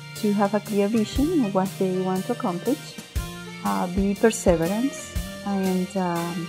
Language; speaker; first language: English; non-native, fluent; Spanish